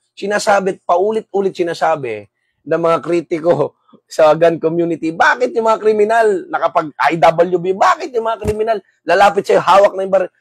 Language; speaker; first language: Filipino; non-native, local second language; Waray